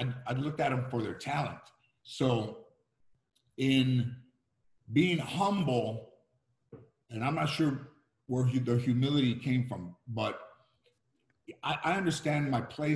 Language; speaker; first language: English; early bilingual, other home language; Spanish